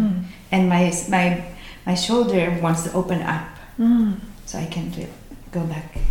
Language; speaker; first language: English; native; English